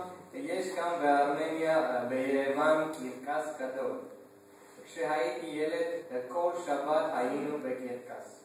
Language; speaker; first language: Hebrew; non-native, learner; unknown